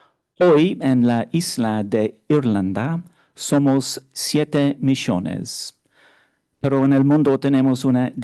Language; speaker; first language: Spanish; non-native, fluent; English